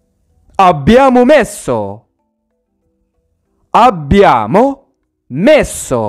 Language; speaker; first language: Italian; non-native, fluent; Arabic